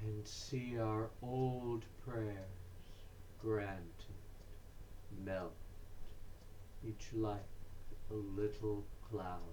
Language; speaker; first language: English; native; English